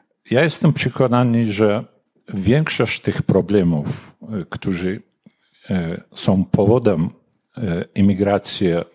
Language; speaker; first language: Polish; non-native, fluent; Kurdish